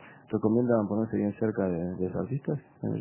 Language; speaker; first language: Spanish; native; Spanish